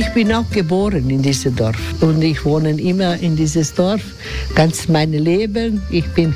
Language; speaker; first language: German; non-native, learner; Croatian